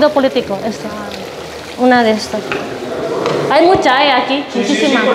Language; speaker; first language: Spanish; non-native, learner; Javanese